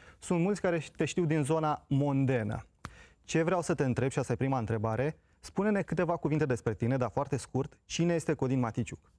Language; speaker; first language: Romanian; native; Romanian